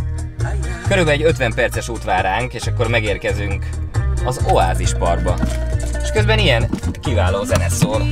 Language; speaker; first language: Hungarian; native; Hungarian